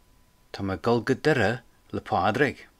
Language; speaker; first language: Irish; non-native, local second language; English